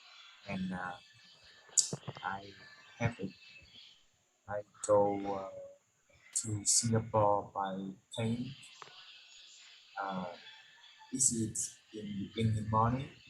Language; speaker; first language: English; non-native, learner; Vietnamese